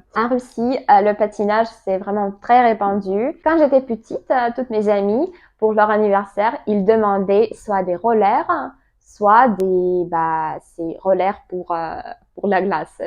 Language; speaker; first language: French; non-native, learner; Russian